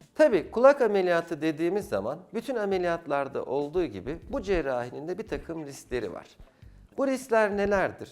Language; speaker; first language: Turkish; native; Turkish